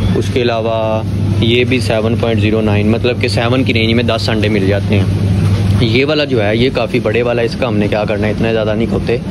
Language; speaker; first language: Urdu; native; Urdu